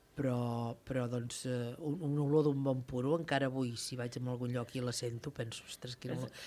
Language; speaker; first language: Catalan; native; Catalan